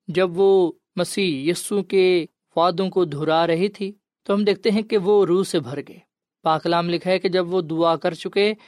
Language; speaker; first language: Urdu; non-native, local second language; Punjabi